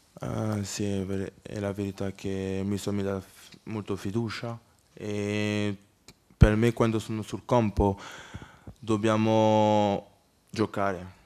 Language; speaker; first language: Italian; non-native, learner; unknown